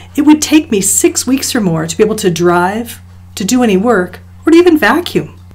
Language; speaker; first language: English; native; English